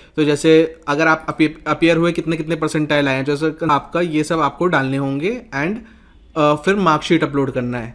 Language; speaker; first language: Hindi; native; Hindi